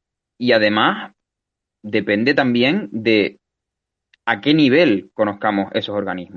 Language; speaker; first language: Spanish; native; Spanish